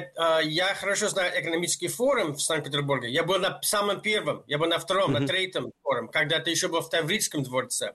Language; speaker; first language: Russian; non-native, fluent; English